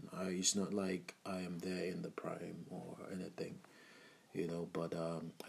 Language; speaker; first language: English; non-native, local second language; Igbo